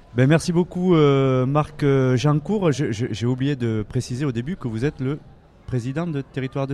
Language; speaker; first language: French; native; French